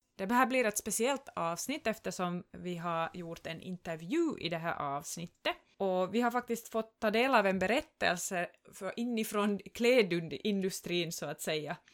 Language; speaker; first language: Swedish; native; Swedish